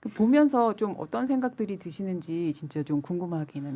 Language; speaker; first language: Korean; native; Korean